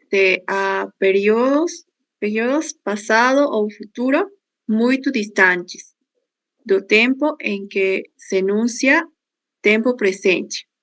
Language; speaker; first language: Portuguese; non-native, learner; Spanish